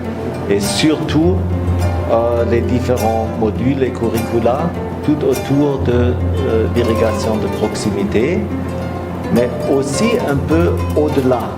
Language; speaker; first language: French; non-native, fluent; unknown